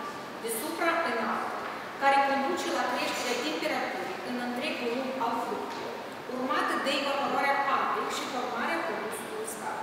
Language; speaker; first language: Romanian; native; Romanian